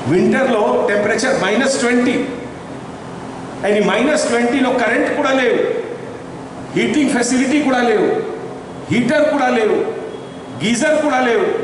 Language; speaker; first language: Telugu; non-native, fluent; Hindi